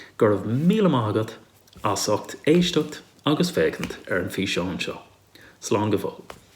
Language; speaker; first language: Irish; non-native, local second language; English